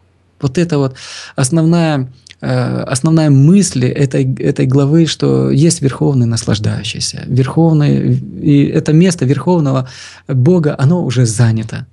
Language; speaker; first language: Russian; native; Russian